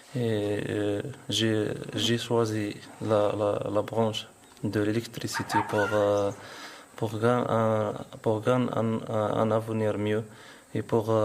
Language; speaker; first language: French; non-native, learner; Arabic